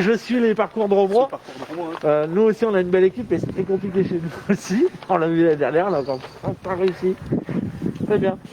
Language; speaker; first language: French; native; French